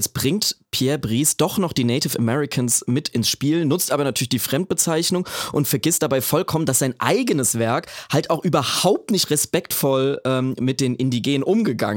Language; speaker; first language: German; native; German